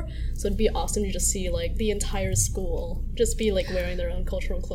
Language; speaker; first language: English; native; English